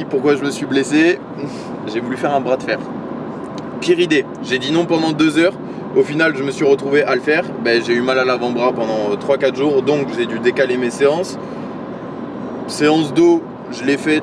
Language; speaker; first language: French; native; French